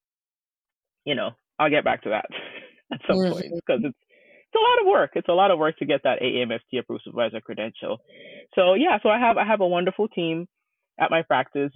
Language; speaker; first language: English; non-native, local second language; Akan